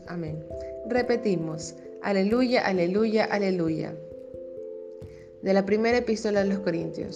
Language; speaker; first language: Spanish; native; Spanish